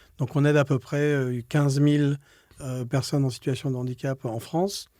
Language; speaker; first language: French; native; French